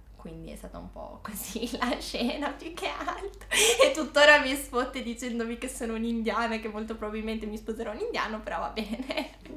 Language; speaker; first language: Italian; early bilingual, other home language; Arabic